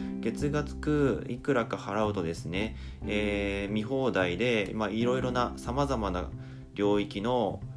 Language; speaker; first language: Japanese; native; Japanese